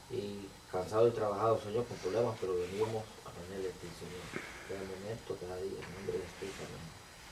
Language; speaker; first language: Spanish; native; Spanish